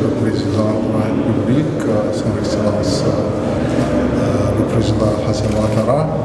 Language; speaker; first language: French; non-native, local second language; Arabic